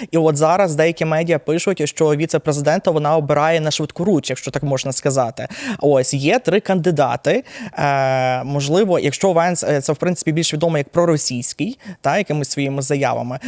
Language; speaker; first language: Ukrainian; native; Ukrainian